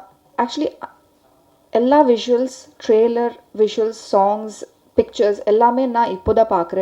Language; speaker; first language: Tamil; non-native, learner; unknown